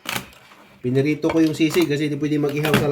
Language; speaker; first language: Filipino; native; Filipino